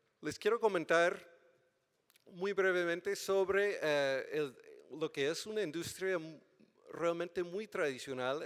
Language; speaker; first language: Spanish; non-native, fluent; English